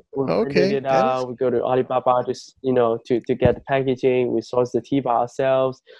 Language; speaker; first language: English; non-native, fluent; Chinese